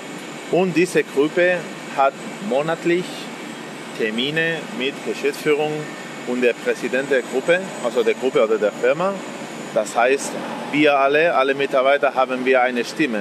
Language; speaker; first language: German; non-native, fluent; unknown